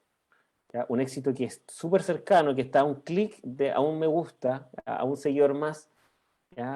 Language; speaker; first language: Spanish; native; Spanish